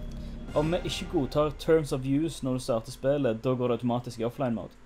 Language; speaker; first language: Norwegian; native; Norwegian